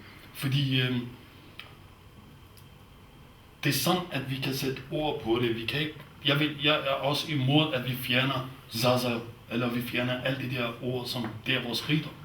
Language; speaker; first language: Danish; non-native, fluent; Kurdish